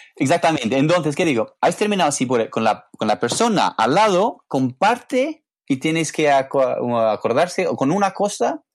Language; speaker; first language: Spanish; non-native, fluent; English